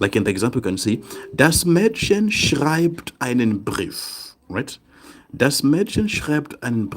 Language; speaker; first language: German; non-native, fluent; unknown